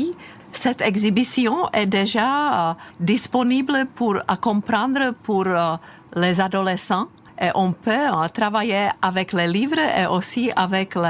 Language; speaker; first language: French; non-native, fluent; Czech